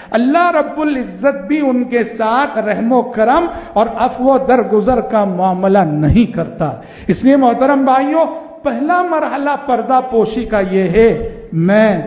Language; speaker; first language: Urdu; native; Urdu